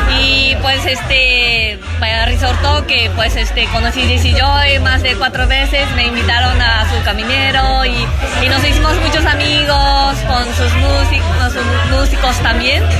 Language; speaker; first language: Spanish; non-native, learner; Japanese